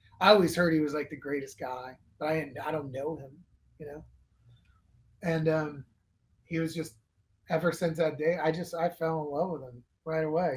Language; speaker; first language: English; native; English